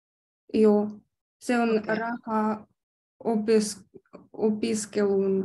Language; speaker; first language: Finnish; non-native, learner; Russian